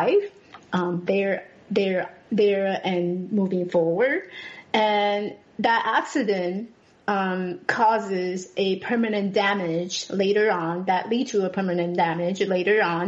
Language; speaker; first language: English; non-native, fluent; Chinese